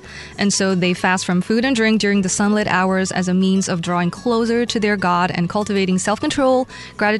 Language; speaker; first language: English; non-native, local second language; Chinese